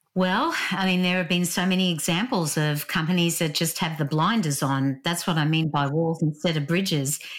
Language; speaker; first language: English; native; English